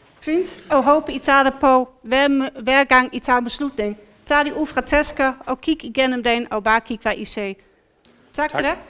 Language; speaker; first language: Danish; non-native, fluent; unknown